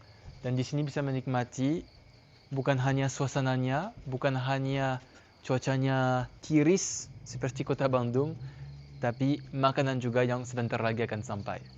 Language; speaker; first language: Indonesian; non-native, fluent; French